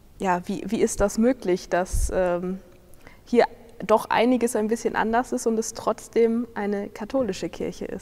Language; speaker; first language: German; native; German